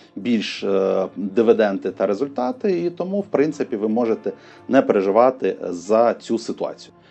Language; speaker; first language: Ukrainian; non-native, local second language; Russian